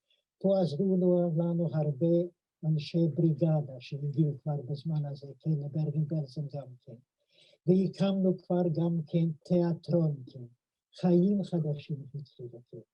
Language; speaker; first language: Hebrew; non-native, fluent; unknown